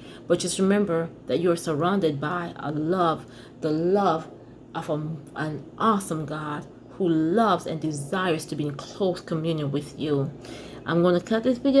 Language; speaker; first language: English; native; English